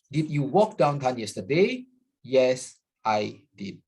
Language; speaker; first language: English; non-native, fluent; Indonesian